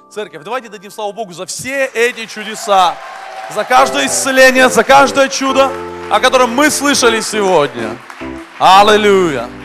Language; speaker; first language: Russian; native; Russian